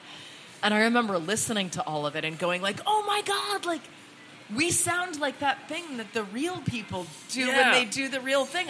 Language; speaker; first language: English; native; English